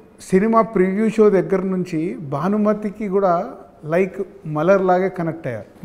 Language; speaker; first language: Telugu; native; Telugu